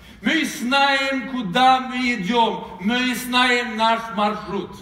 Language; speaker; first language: Russian; non-native, fluent; Swedish